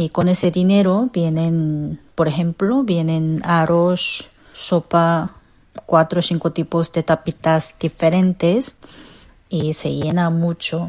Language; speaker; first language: Spanish; non-native, fluent; Korean